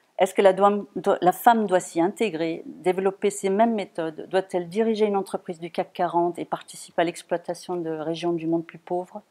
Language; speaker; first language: French; non-native, fluent; German